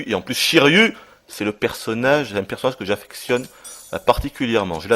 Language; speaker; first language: French; native; French